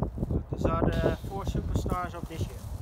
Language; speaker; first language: English; non-native, fluent; Dutch